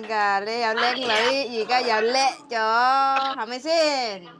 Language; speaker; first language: Cantonese; non-native, learner; Javanese